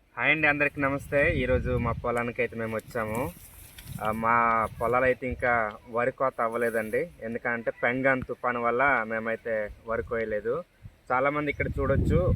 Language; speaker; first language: Telugu; non-native, local second language; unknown